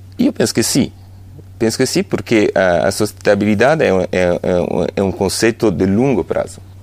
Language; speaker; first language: Portuguese; non-native, fluent; Italian